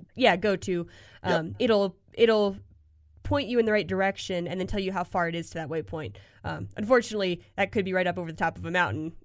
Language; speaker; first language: English; native; English